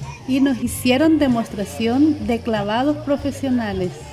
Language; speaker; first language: Spanish; native; Spanish